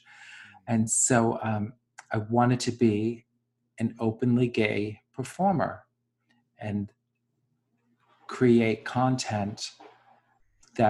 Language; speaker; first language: English; native; English